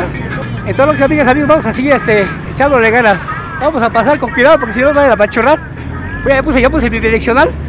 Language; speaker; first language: Spanish; native; Spanish